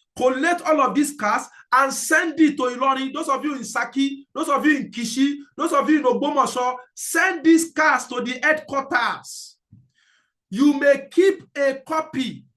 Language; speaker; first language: English; non-native, local second language; Yoruba